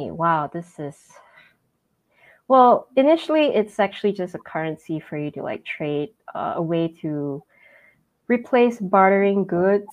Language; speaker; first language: English; non-native, local second language; Min Nan Chinese